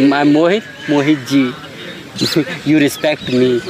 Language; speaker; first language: English; non-native, learner; Hindi